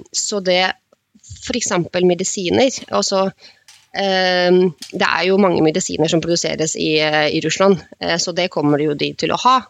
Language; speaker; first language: Norwegian; non-native, fluent; Russian